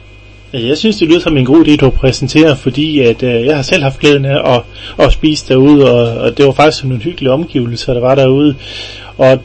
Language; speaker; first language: Danish; native; Danish